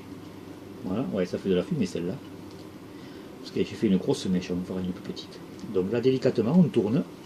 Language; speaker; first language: French; native; French